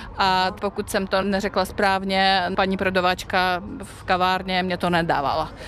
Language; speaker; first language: Czech; non-native, fluent; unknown